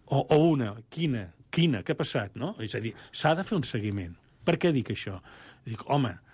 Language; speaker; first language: Catalan; native; Catalan